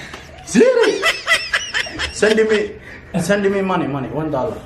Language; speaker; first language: English; non-native, learner; Somali